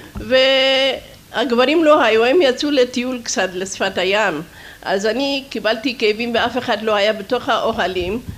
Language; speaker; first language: Hebrew; non-native, fluent; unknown